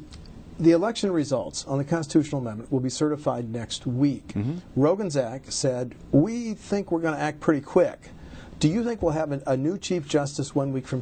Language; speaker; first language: English; native; English